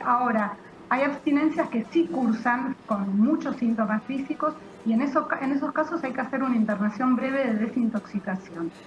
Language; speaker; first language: Spanish; native; Spanish